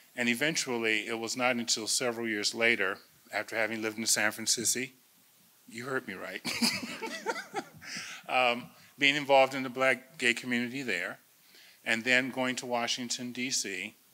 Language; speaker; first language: English; native; English